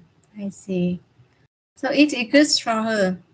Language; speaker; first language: English; non-native, learner; Vietnamese